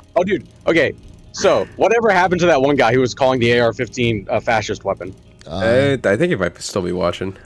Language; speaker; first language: English; native; English